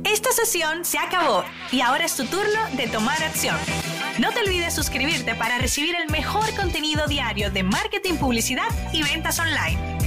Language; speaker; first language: Spanish; native; Spanish